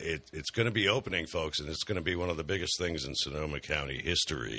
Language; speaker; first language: English; native; English